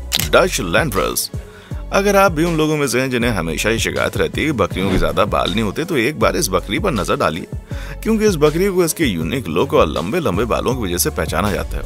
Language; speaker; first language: Hindi; native; Hindi